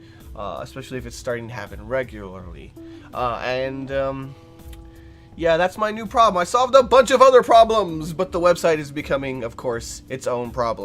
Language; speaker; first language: English; native; English